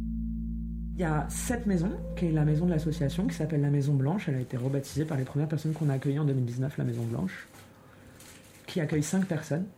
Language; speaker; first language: French; native; French